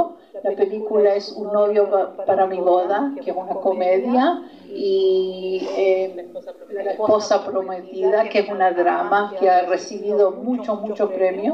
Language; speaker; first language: Spanish; non-native, fluent; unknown